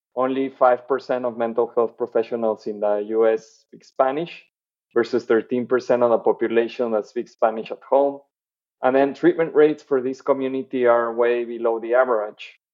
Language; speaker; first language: English; non-native, fluent; Spanish